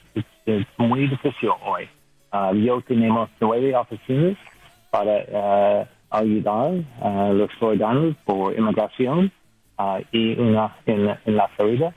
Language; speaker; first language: Spanish; non-native, learner; English